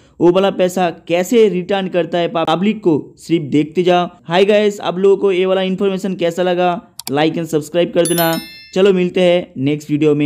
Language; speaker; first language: Hindi; non-native, local second language; Bangla